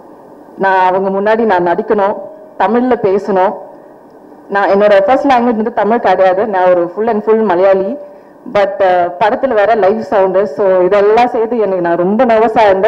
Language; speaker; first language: Tamil; non-native, fluent; Malayalam